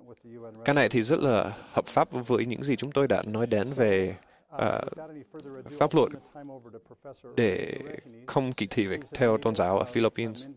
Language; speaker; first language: Vietnamese; non-native, fluent; English